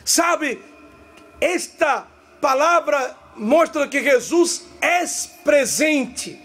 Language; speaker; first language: Portuguese; non-native, learner; Spanish